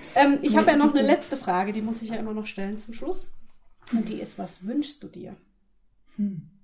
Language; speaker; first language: German; native; German